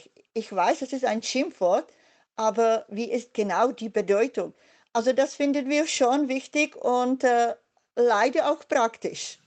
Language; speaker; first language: German; non-native, fluent; Czech